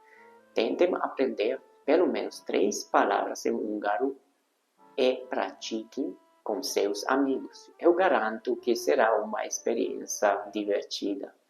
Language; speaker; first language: Portuguese; non-native, fluent; Hungarian